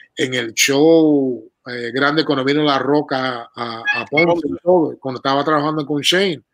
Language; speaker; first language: Spanish; early bilingual, heritage; Spanish